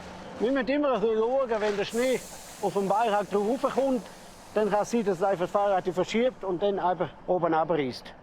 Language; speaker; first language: German; native; German